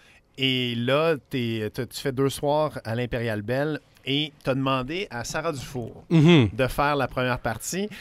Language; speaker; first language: French; native; French